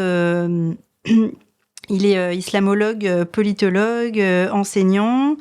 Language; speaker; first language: French; native; French